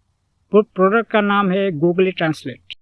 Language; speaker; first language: Hindi; non-native, local second language; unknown